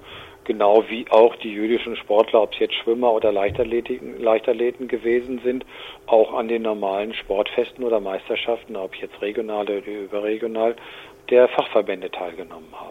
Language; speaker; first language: German; native; German